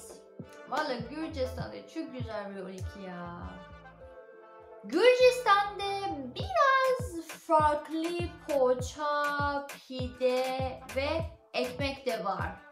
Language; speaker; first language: Turkish; non-native, learner; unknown